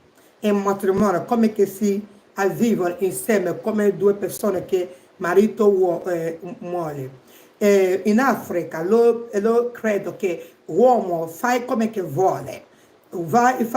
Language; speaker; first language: Italian; non-native, learner; Igbo